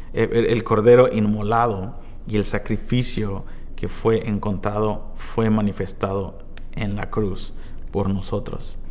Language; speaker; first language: Spanish; native; Spanish